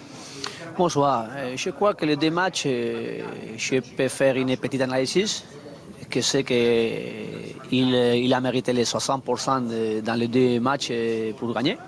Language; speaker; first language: French; non-native, learner; Spanish